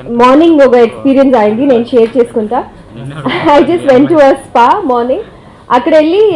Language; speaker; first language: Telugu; non-native, fluent; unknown